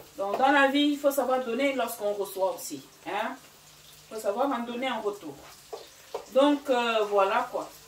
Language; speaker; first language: French; non-native, local second language; Fang